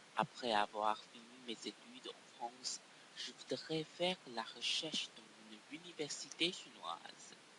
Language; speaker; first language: French; non-native, learner; Chinese